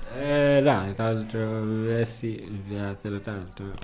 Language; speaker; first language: Italian; non-native, learner; Wolof